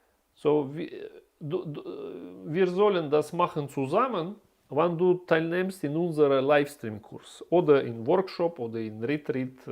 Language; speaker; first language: German; non-native, learner; Russian